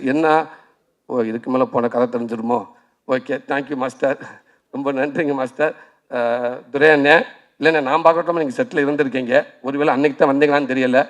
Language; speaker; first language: Tamil; native; Tamil